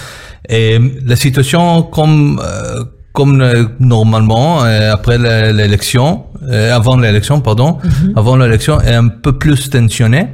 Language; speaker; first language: French; non-native, learner; Hebrew